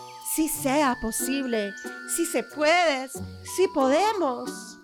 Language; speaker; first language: Spanish; non-native, learner; English